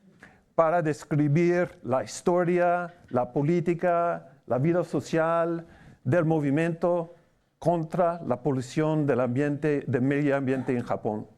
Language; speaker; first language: Spanish; non-native, fluent; English